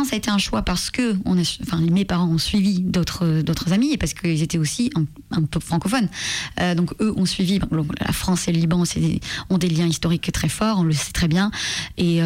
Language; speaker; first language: French; non-native, local second language; Armenian